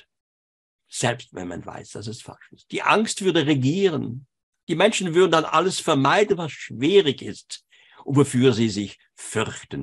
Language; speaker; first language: German; non-native, fluent; French